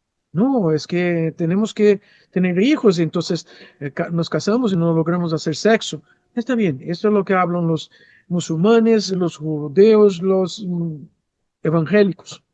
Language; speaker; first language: Spanish; non-native, fluent; Portuguese